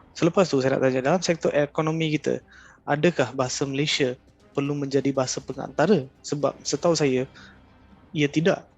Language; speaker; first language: Malay; non-native, local second language; Tamil